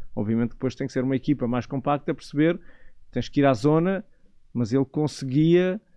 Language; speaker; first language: Portuguese; native; Portuguese